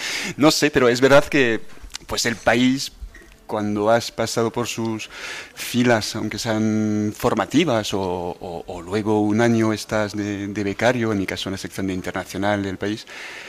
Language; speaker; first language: Spanish; non-native, fluent; French